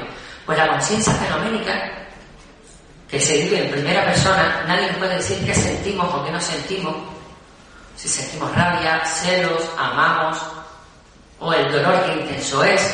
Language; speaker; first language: Spanish; native; Spanish